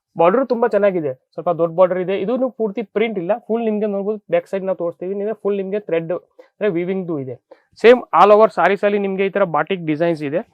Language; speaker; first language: Kannada; non-native, fluent; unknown